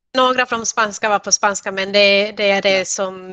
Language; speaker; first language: Swedish; non-native, fluent; Spanish